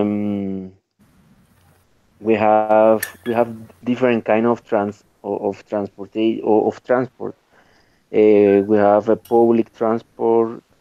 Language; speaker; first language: English; non-native, learner; Spanish